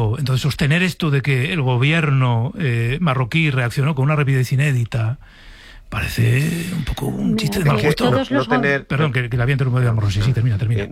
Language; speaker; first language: Spanish; native; Spanish